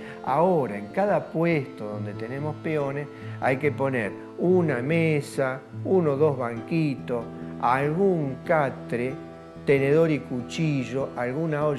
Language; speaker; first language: Spanish; native; Spanish